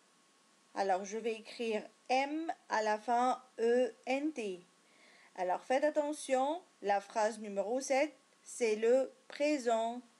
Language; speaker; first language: French; non-native, fluent; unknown